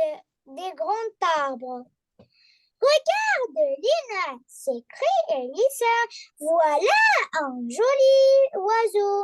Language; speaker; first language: French; non-native, learner; Arabic